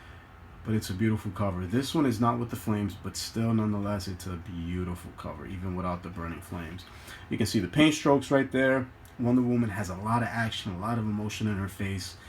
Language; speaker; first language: English; native; English